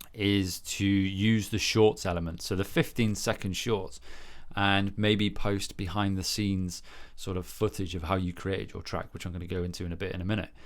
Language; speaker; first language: English; native; English